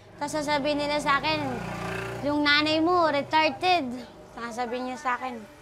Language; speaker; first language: Filipino; native; Filipino